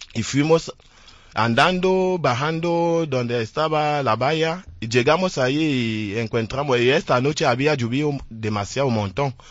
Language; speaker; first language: Spanish; non-native, learner; French